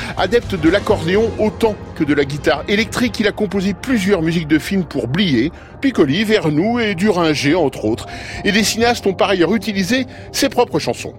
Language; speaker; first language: French; native; French